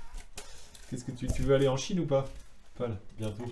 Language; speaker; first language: French; native; French